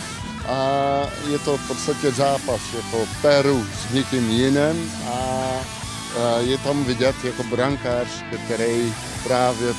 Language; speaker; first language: Czech; non-native, fluent; Dutch